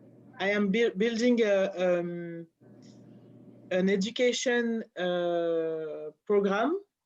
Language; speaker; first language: English; non-native, learner; French